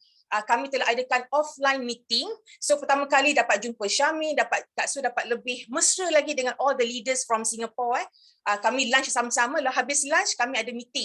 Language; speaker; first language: Malay; native; Malay